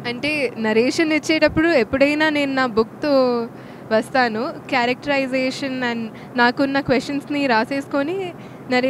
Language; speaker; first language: Telugu; non-native, local second language; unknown